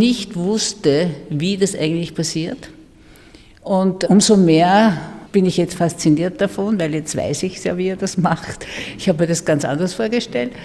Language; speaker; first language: German; native; German